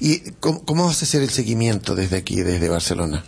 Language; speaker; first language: Spanish; native; Spanish